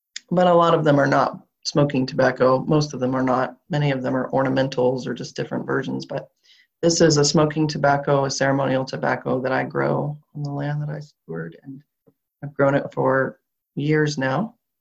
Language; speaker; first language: English; native; English